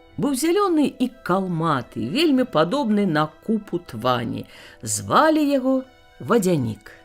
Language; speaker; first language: Belarusian; native; Belarusian